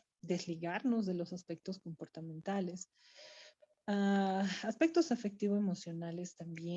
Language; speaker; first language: Spanish; native; Spanish